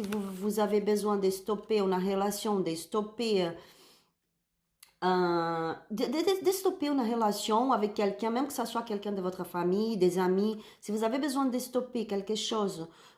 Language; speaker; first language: French; non-native, learner; Spanish